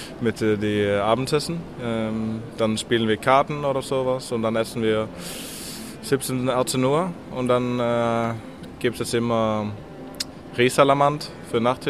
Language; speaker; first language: German; non-native, fluent; Norwegian